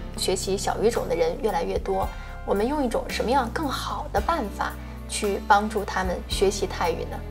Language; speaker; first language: Chinese; native; Chinese